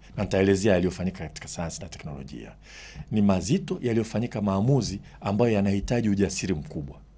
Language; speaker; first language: Swahili; native; Swahili